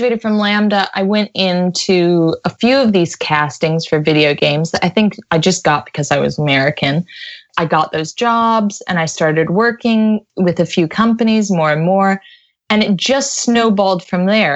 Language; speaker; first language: English; native; English